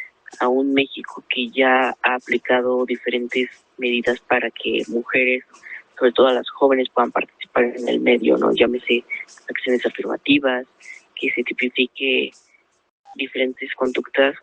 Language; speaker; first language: Spanish; native; Spanish